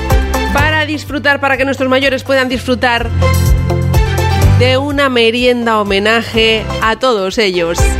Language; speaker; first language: Spanish; native; Spanish